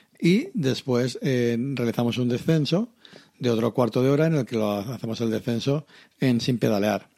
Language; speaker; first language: Spanish; native; Spanish